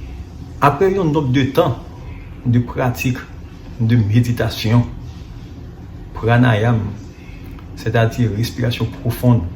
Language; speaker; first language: French; non-native, local second language; Haitian Creole